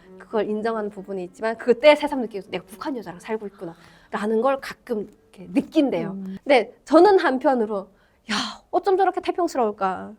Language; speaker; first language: Korean; native; Korean